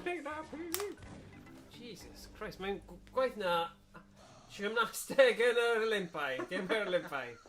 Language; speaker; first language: Welsh; native; Welsh